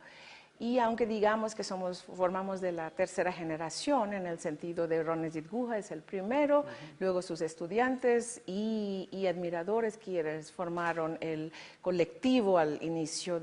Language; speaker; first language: Spanish; non-native, fluent; Bangla